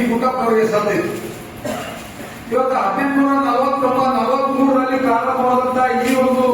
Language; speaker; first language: Kannada; native; Kannada